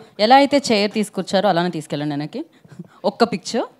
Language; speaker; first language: Telugu; native; Telugu